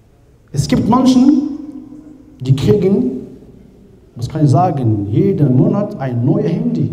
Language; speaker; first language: German; non-native, learner; Arabic